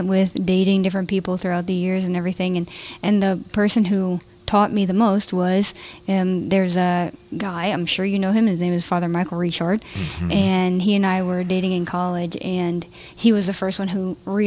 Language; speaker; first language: English; native; English